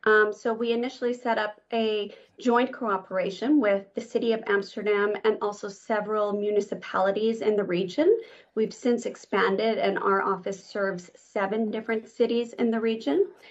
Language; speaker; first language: English; native; English